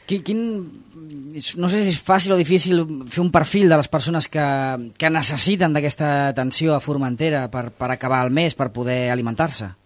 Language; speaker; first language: Catalan; native; Catalan